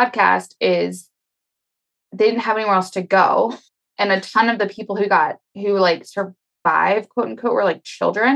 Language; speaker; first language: English; native; English